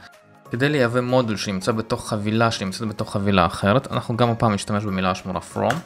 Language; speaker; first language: Hebrew; native; Hebrew